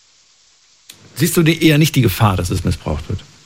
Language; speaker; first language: German; native; German